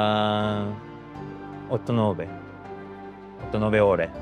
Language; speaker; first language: Italian; non-native, learner; Japanese